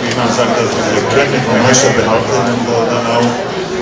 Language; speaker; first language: German; non-native, learner; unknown